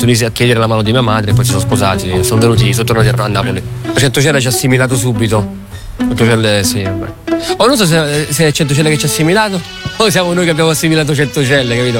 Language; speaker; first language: Italian; early bilingual, other home language; Arabic